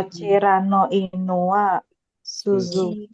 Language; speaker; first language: Japanese; non-native, learner; Indonesian